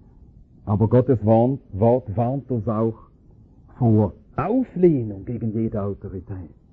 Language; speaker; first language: German; native; German